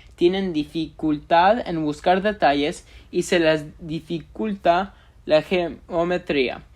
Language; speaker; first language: Spanish; early bilingual, other home language; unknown